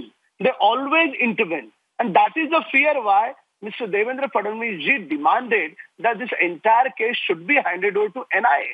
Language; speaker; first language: English; non-native, local second language; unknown